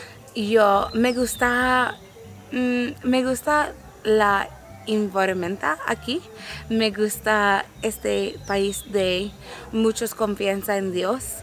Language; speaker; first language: Spanish; non-native, learner; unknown